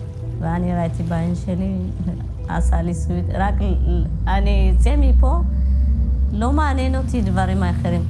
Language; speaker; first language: Hebrew; non-native, fluent; Amharic